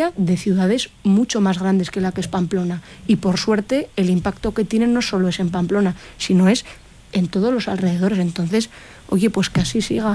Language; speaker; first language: Spanish; native; Spanish